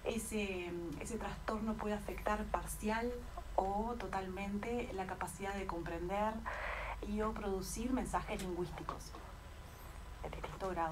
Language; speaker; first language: Spanish; native; Spanish